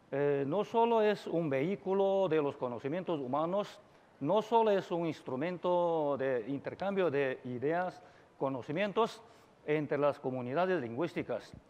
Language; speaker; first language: Spanish; non-native, fluent; Chinese